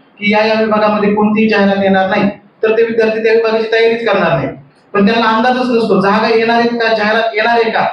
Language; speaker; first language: Marathi; native; Marathi